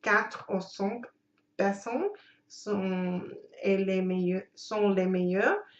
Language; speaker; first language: French; non-native, learner; English